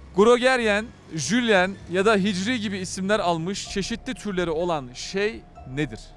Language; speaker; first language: Turkish; native; Turkish